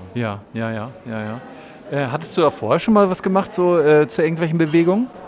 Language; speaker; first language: German; native; German